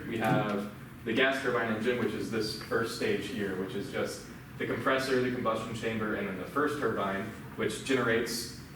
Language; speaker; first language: English; native; English